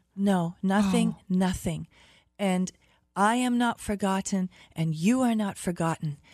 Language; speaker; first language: English; early bilingual, other home language; German